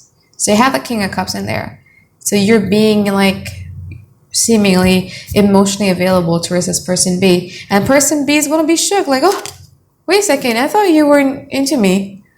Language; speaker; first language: English; non-native, fluent; Indonesian